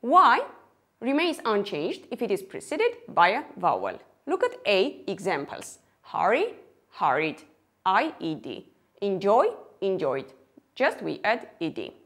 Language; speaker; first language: English; non-native, fluent; Armenian